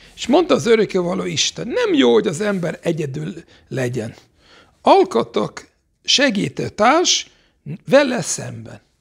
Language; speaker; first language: Hungarian; non-native, fluent; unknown